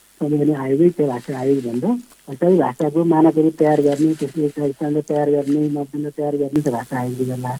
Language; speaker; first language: Nepali; native; Nepali